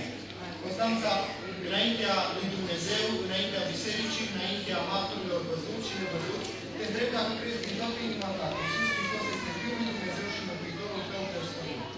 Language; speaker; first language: Romanian; native; Romanian